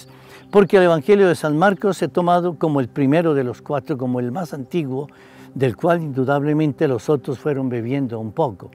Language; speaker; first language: Spanish; native; Spanish